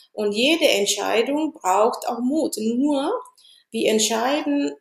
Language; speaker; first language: German; non-native, fluent; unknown